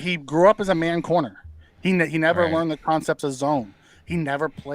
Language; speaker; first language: English; native; English